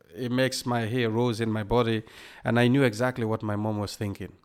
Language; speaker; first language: English; non-native, local second language; Krio